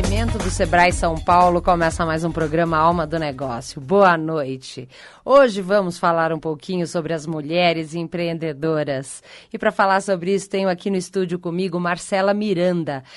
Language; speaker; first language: Portuguese; native; Portuguese